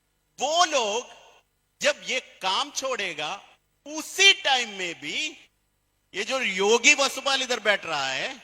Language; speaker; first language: Hindi; non-native, fluent; Bangla